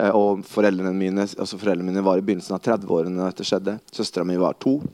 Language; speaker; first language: Norwegian; early bilingual, other home language; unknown